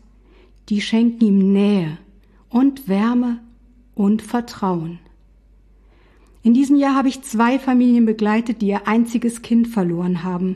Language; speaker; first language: German; native; German